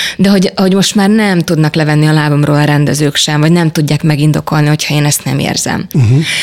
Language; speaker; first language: Hungarian; native; Hungarian